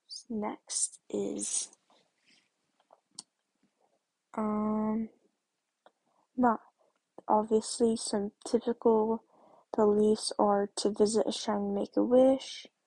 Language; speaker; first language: English; native; English